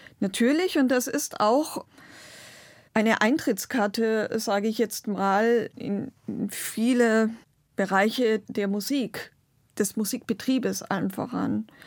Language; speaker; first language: German; non-native, local second language; Romany